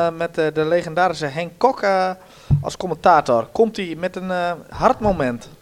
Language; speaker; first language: Dutch; native; Dutch